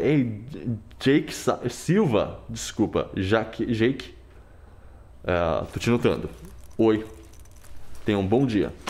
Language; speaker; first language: Portuguese; non-native, fluent; Korean